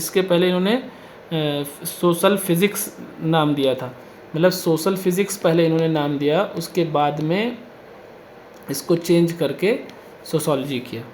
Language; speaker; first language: Hindi; native; Hindi